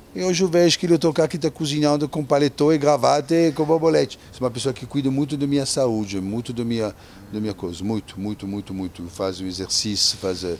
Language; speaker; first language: Portuguese; non-native, fluent; French